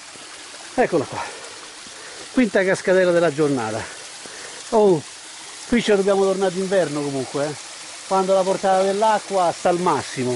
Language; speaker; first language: Italian; native; Italian